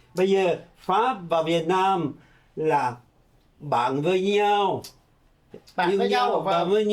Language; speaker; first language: Vietnamese; non-native, fluent; French